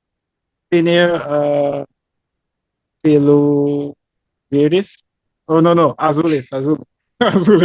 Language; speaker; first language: Spanish; non-native, learner; English